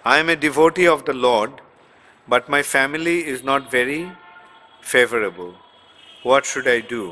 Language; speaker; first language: English; non-native, local second language; Bangla